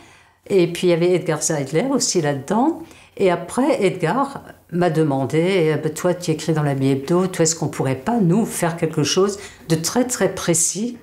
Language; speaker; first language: French; native; French